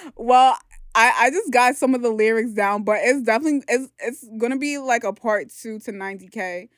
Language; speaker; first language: English; native; English